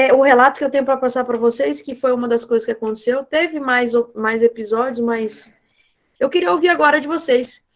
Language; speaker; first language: Portuguese; non-native, fluent; Spanish